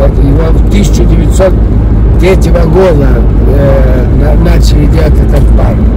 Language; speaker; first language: Russian; early bilingual, heritage; Spanish